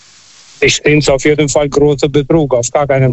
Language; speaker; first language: German; non-native, fluent; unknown